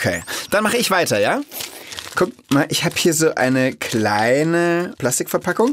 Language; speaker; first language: German; native; German